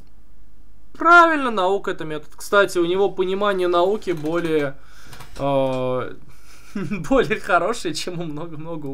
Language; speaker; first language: Russian; native; Russian